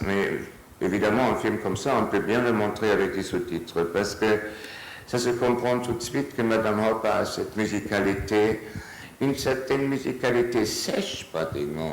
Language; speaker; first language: French; non-native, fluent; German